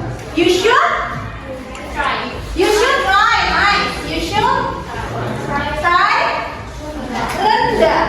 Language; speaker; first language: English; non-native, learner; Indonesian